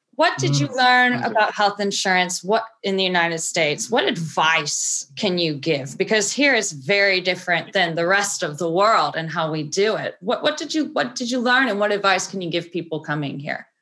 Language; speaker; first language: English; early bilingual, other home language; Portuguese